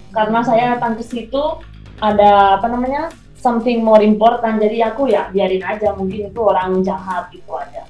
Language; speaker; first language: Indonesian; non-native, fluent; Spanish